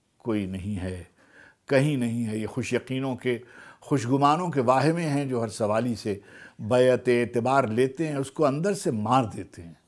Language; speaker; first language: Urdu; native; Urdu